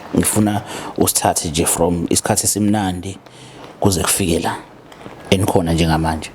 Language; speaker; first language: Zulu; native; Zulu